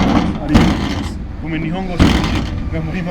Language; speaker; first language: Japanese; non-native, learner; English